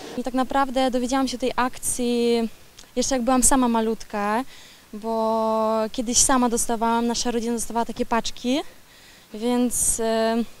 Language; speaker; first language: Polish; early bilingual, heritage; Polish